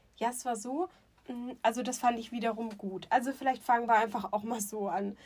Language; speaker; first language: German; native; German